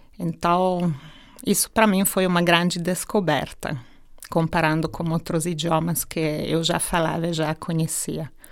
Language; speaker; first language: Portuguese; non-native, fluent; Hungarian